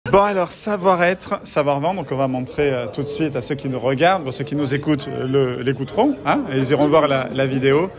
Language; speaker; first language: French; native; French